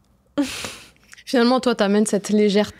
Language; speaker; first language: French; native; French